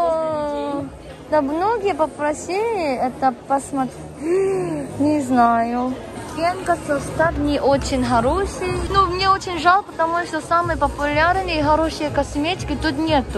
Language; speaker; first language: Russian; non-native, learner; Korean